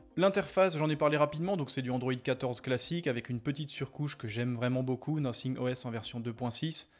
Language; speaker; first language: French; native; French